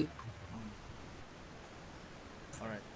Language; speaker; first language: English; non-native, fluent; Vietnamese